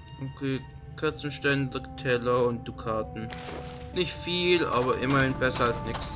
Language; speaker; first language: German; native; German